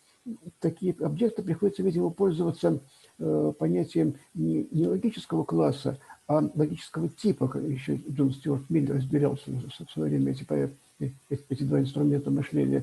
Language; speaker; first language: Russian; native; Russian